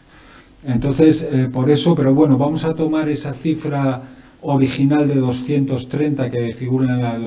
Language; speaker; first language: Spanish; native; Spanish